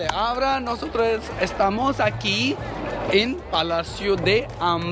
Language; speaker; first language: Spanish; non-native, learner; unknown